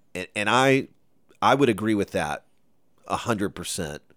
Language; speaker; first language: English; native; English